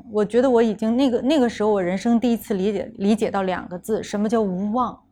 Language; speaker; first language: Chinese; native; Chinese